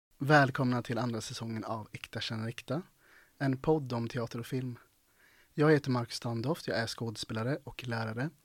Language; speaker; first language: Swedish; native; Swedish